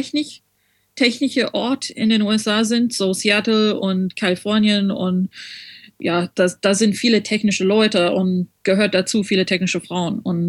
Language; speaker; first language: German; non-native, learner; French